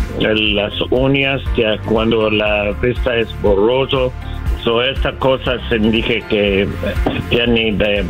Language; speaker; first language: Spanish; non-native, learner; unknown